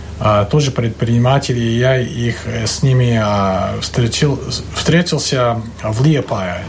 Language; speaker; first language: Russian; non-native, fluent; English